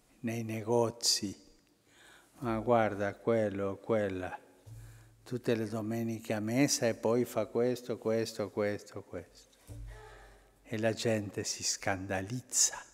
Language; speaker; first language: Italian; non-native, fluent; Spanish